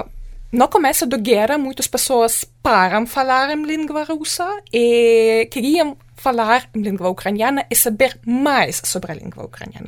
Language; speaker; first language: Portuguese; non-native, fluent; Ukrainian